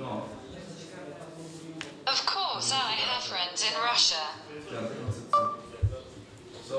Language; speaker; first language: English; non-native, learner; Russian